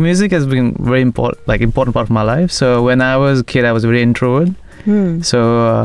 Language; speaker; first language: English; non-native, local second language; Nepali